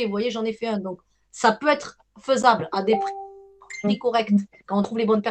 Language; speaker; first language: French; native; French